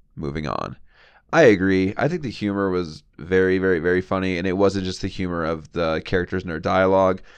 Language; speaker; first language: English; native; English